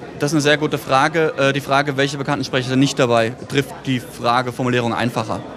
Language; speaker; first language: German; native; German